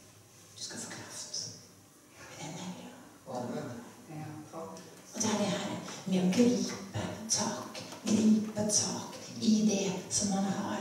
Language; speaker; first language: Norwegian; native; Norwegian